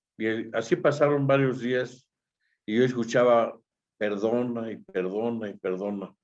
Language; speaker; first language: Spanish; native; Spanish